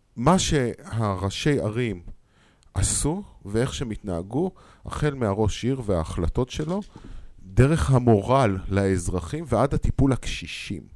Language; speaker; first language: Hebrew; native; Hebrew